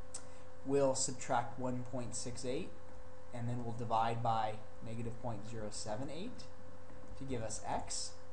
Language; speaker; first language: English; native; English